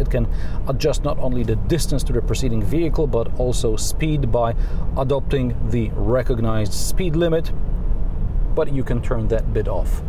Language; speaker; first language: English; non-native, fluent; Polish